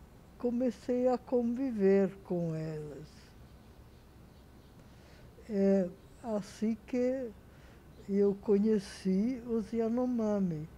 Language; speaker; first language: Portuguese; non-native, fluent; Hungarian